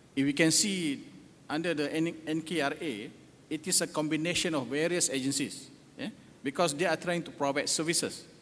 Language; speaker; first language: English; non-native, local second language; Malay